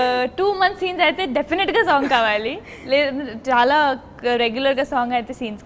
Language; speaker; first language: Telugu; non-native, learner; Punjabi